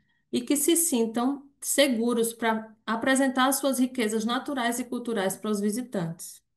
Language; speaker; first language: Portuguese; native; Portuguese